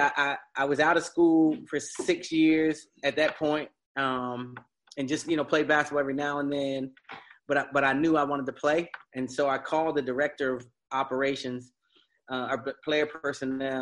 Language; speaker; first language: English; native; English